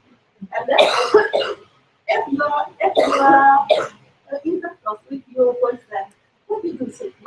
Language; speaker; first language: English; non-native, learner; Indonesian